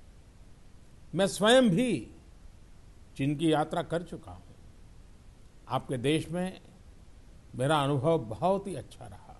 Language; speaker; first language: Hindi; non-native, local second language; Gujarati